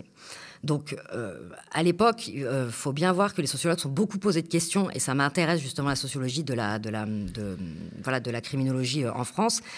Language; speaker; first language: French; native; French